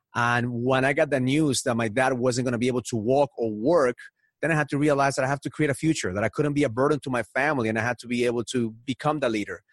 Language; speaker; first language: English; early bilingual, other home language; Spanish